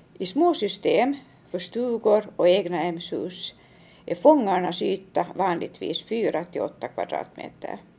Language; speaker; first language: Swedish; native; Swedish